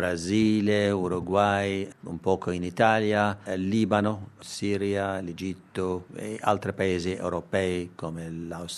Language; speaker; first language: Italian; non-native, learner; Armenian